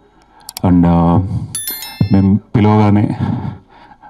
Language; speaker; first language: Telugu; native; Telugu